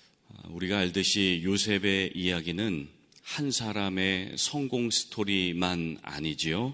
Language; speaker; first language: Korean; native; Korean